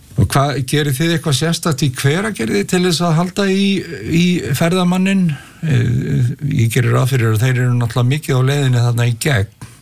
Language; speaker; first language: Icelandic; native; Icelandic